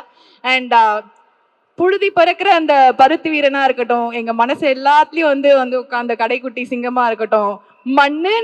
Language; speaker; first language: Tamil; native; Tamil